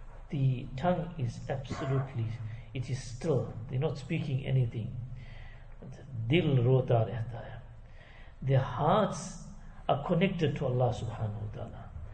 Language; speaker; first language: English; native; English